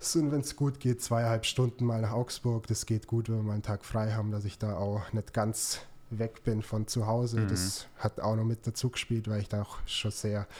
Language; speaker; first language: German; native; German